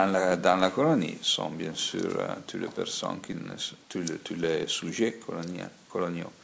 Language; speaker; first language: French; non-native, fluent; Italian